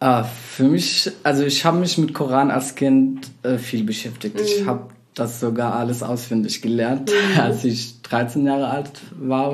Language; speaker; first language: German; non-native, fluent; Arabic